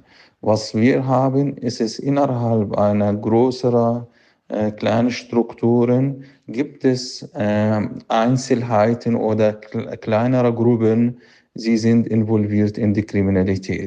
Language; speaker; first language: German; non-native, fluent; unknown